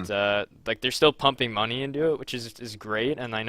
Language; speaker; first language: English; native; English